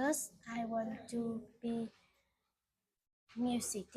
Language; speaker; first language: English; non-native, learner; Vietnamese